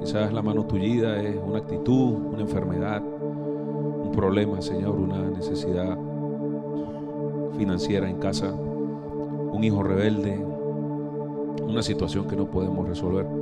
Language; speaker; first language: Spanish; native; Spanish